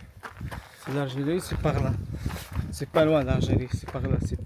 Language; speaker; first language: French; non-native, learner; Arabic